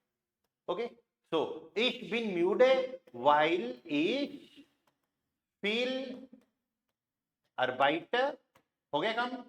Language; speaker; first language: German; non-native, fluent; Hindi